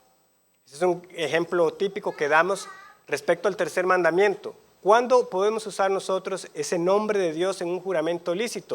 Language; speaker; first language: Spanish; native; Spanish